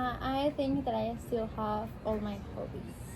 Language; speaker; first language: English; non-native, learner; Spanish